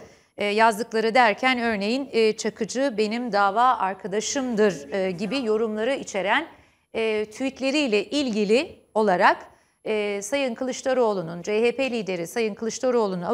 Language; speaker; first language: Turkish; native; Turkish